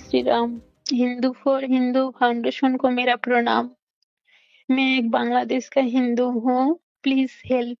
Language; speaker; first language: Hindi; non-native, learner; Bangla